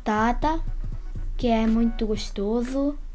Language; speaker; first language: Portuguese; early bilingual, heritage; Portuguese